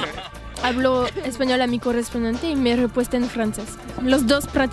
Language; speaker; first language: Spanish; non-native, learner; French